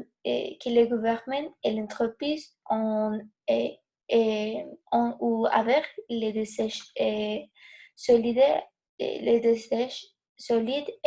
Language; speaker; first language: French; non-native, learner; Spanish